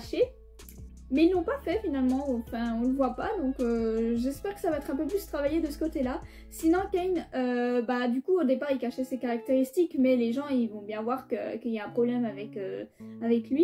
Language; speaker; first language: French; native; French